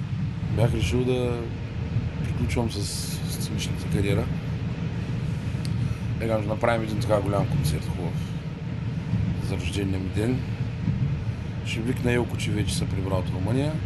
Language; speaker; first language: Bulgarian; native; Bulgarian